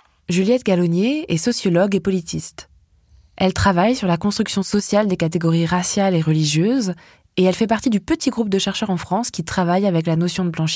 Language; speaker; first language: French; native; French